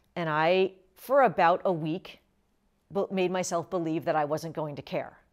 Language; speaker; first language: English; native; English